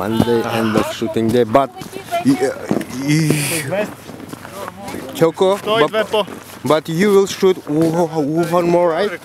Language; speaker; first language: English; non-native, learner; Russian